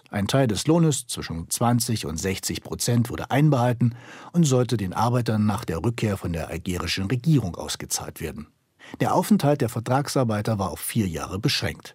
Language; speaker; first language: German; native; German